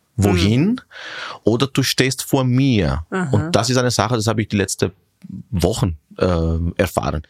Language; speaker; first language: German; non-native, fluent; Italian